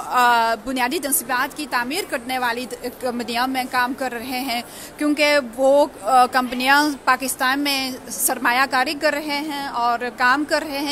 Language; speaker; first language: Hindi; non-native, fluent; Chinese